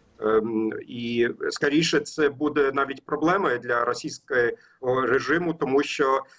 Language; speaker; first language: Ukrainian; non-native, learner; German